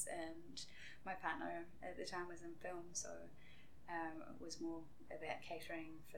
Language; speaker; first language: English; native; English